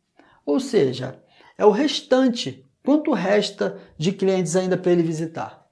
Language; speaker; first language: Portuguese; native; Portuguese